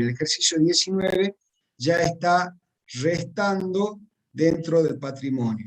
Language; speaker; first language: Spanish; native; Spanish